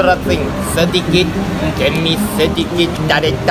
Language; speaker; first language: Indonesian; non-native, learner; Korean